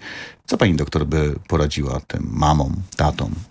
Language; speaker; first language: Polish; native; Polish